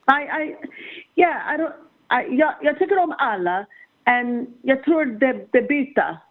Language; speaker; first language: Swedish; non-native, learner; English